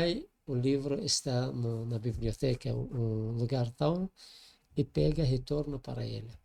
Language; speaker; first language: Portuguese; non-native, learner; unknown